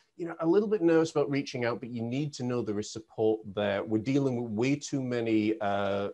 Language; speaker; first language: English; native; English